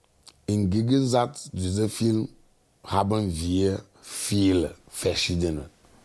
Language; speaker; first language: German; non-native, fluent; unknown